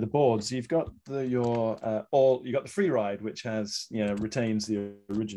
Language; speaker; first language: English; native; English